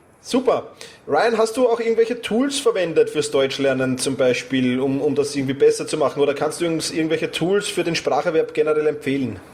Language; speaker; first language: German; native; German